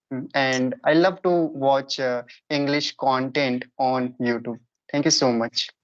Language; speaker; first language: English; non-native, local second language; Hindi